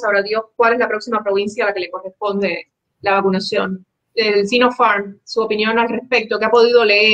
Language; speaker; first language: Spanish; native; Spanish